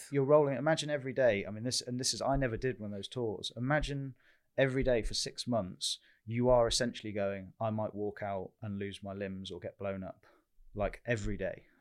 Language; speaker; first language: English; native; English